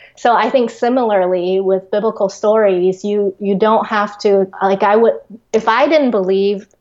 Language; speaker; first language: English; early bilingual, other home language; Chinese